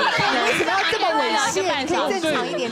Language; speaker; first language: Chinese; native; Chinese